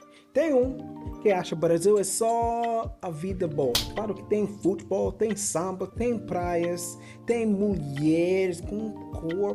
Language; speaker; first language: Portuguese; non-native, fluent; English